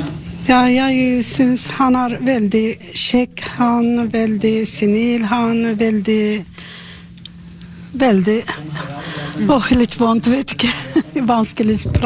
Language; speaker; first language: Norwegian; non-native, learner; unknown